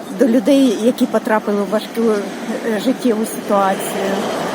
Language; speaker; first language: Ukrainian; non-native, local second language; Russian